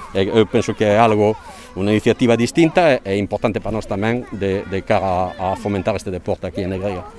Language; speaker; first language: Galician; non-native, fluent; French